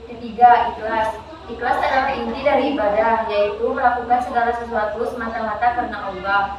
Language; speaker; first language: Indonesian; native; Indonesian